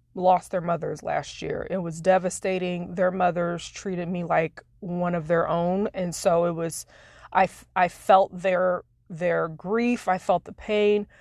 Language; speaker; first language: English; native; English